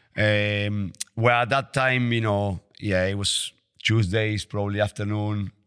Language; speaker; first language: English; non-native, fluent; Spanish